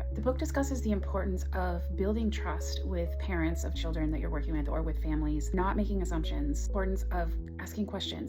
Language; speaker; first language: English; native; English